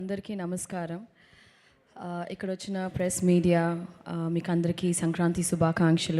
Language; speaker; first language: Telugu; non-native, local second language; Tamil